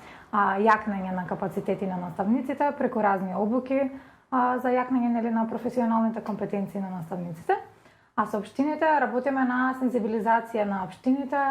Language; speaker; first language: Macedonian; native; Macedonian